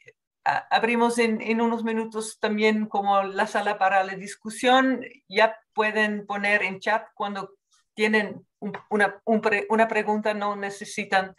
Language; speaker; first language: Spanish; non-native, fluent; Dutch